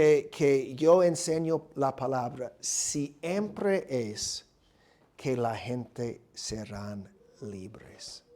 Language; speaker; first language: Spanish; non-native, fluent; English